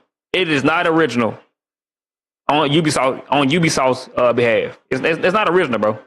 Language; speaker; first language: English; native; English